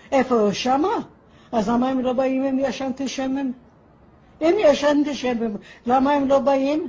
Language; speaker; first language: Hebrew; non-native, fluent; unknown